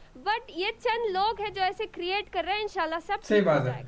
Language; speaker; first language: Hindi; non-native, local second language; Urdu